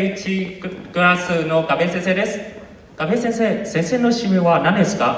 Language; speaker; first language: Japanese; non-native, learner; Vietnamese